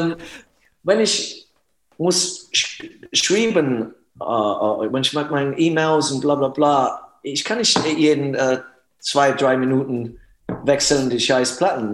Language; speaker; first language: German; non-native, learner; English